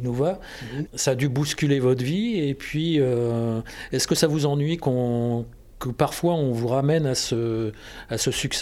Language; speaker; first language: French; native; French